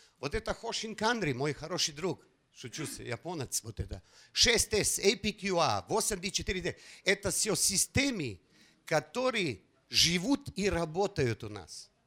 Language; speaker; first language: Russian; non-native, fluent; Slovenian